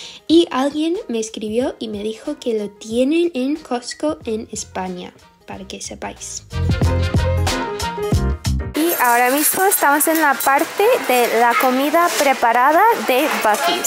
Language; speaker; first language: Spanish; non-native, fluent; English